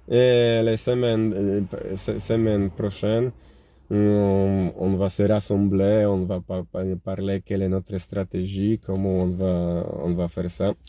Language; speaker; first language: French; non-native, learner; Polish